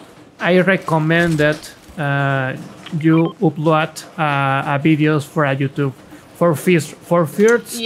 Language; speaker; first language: English; non-native, learner; Spanish